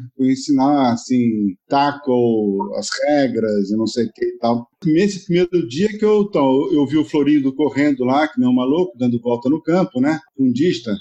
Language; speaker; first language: Portuguese; native; Portuguese